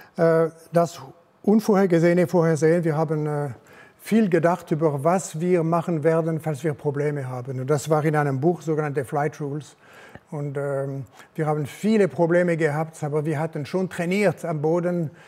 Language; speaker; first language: German; non-native, local second language; French